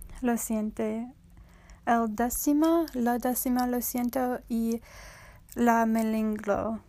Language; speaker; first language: Spanish; non-native, learner; English